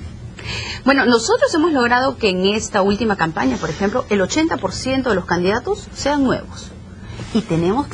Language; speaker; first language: Spanish; native; Spanish